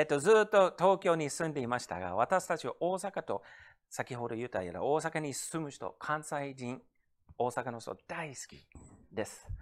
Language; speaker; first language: Japanese; non-native, fluent; English